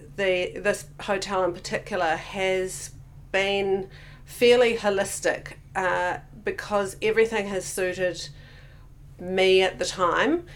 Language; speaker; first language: English; native; English